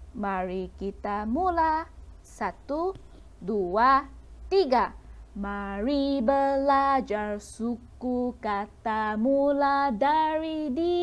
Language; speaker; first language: Malay; non-native, local second language; Chinese